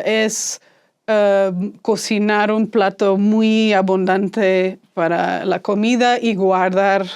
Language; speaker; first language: Spanish; non-native, fluent; English